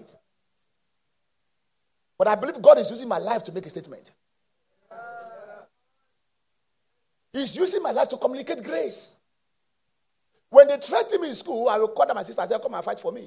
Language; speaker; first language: English; non-native, local second language; Yoruba